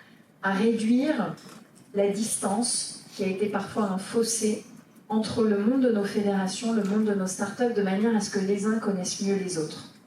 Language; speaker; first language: French; native; French